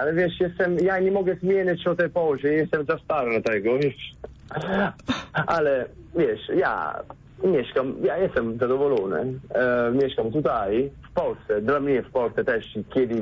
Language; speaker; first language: Polish; non-native, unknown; Italian